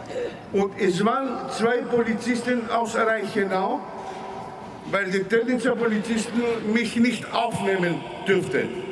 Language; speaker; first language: German; non-native, fluent; Greek